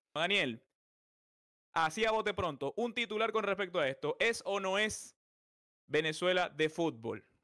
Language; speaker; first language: Spanish; native; Spanish